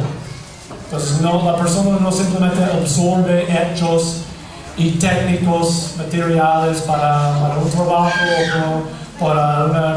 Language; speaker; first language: Spanish; non-native, fluent; English